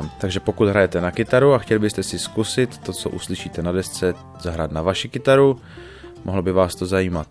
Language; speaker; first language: Czech; native; Czech